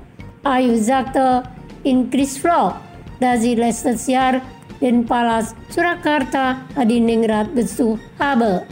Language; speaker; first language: German; non-native, fluent; Indonesian